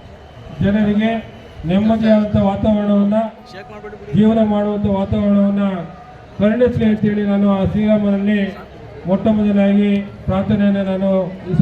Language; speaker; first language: Kannada; native; Kannada